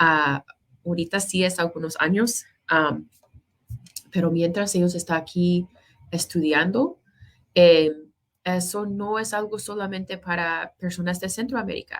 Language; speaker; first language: Spanish; non-native, fluent; English